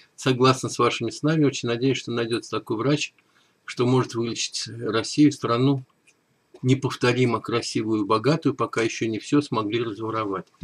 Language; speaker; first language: Russian; native; Russian